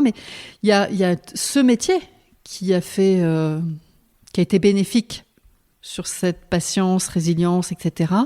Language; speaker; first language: French; native; French